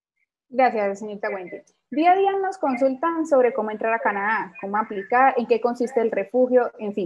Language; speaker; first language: Spanish; native; Spanish